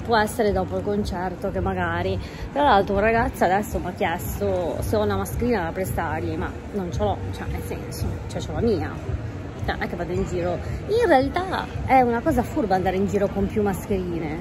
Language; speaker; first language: Italian; native; Italian